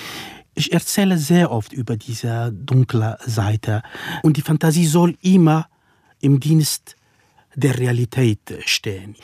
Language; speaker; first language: German; non-native, fluent; Kurdish